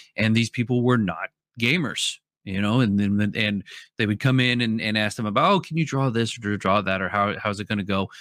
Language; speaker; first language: English; native; English